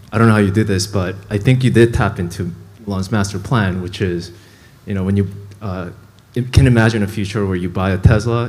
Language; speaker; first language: English; native; English